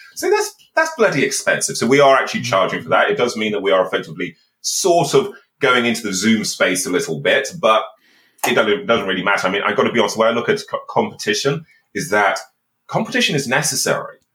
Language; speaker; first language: English; native; English